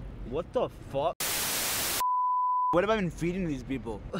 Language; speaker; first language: English; early bilingual, other home language; Spanish